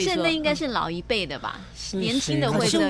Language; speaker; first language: Chinese; native; Chinese